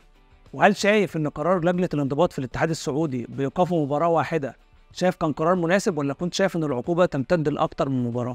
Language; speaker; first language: Arabic; native; Arabic